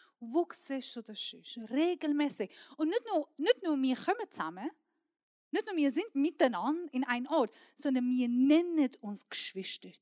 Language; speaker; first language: German; non-native, fluent; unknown